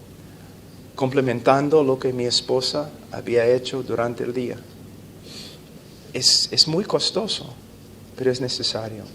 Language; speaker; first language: Spanish; non-native, fluent; English